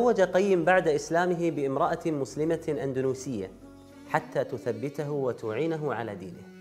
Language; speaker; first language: Arabic; native; Arabic